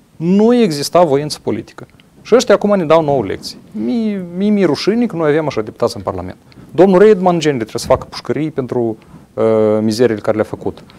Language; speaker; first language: Romanian; native; Romanian